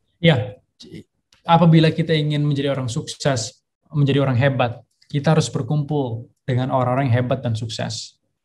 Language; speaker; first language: Indonesian; early bilingual, heritage; Indonesian